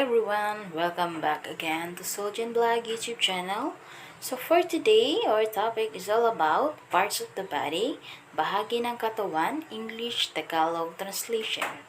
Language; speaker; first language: English; non-native, local second language; Filipino